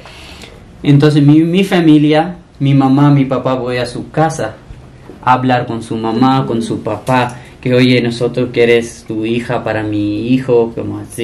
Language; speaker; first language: Spanish; non-native, learner; Punjabi